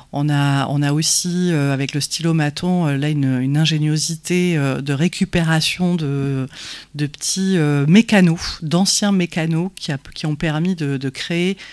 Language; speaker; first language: French; native; French